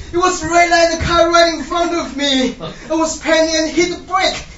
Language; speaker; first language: English; non-native, fluent; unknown